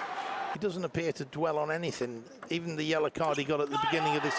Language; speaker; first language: English; native; English